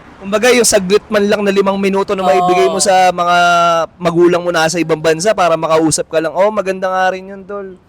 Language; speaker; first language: Filipino; native; Filipino